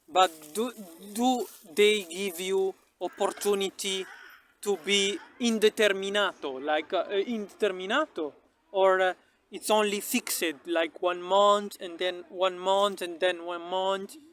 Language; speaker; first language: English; non-native, local second language; Italian